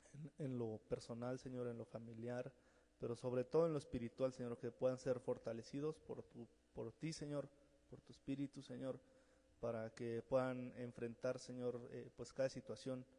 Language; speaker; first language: Spanish; native; Spanish